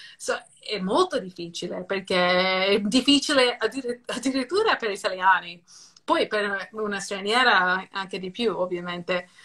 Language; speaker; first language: Italian; non-native, fluent; English